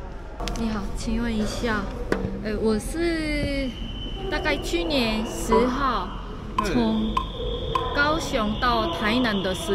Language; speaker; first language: Chinese; non-native, learner; Korean